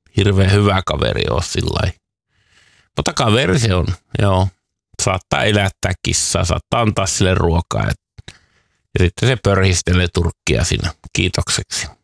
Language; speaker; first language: Finnish; native; Finnish